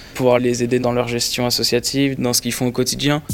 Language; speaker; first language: French; native; French